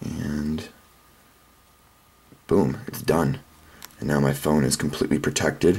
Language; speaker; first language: English; native; English